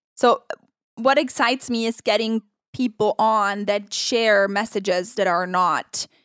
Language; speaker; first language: English; non-native, fluent; Italian